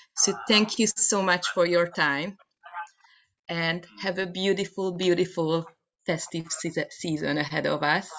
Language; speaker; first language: English; non-native, fluent; Hungarian